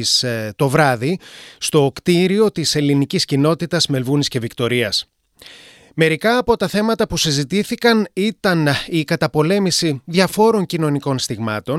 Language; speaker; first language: Greek; native; Greek